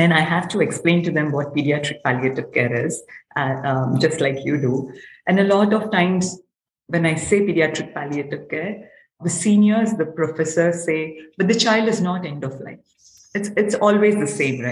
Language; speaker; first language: English; non-native, local second language; Telugu